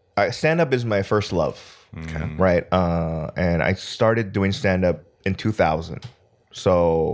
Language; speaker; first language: English; early bilingual, other home language; Korean